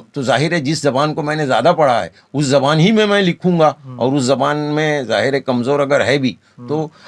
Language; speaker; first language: Hindi; non-native, local second language; Konkani